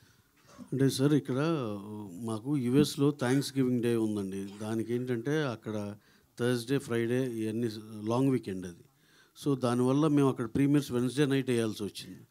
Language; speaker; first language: Telugu; native; Telugu